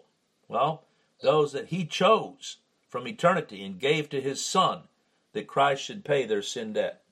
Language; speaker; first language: English; native; English